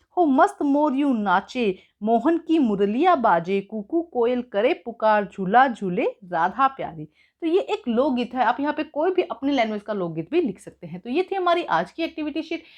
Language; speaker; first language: Hindi; native; Hindi